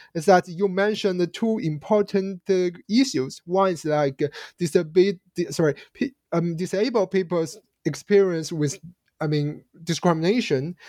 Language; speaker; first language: English; non-native, fluent; Chinese